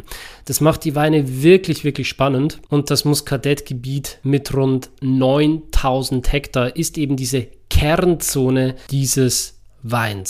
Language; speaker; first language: German; native; German